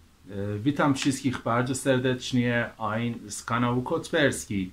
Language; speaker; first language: Polish; non-native, fluent; Persian